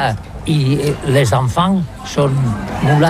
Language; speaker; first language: French; non-native, learner; Catalan